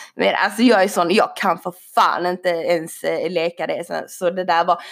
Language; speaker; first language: Swedish; native; Swedish